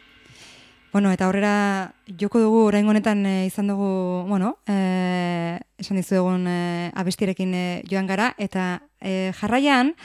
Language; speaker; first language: Basque; native; Basque